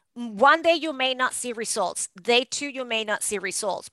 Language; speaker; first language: English; non-native, fluent; Spanish